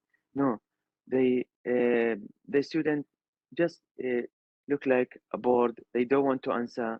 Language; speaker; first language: English; non-native, learner; Arabic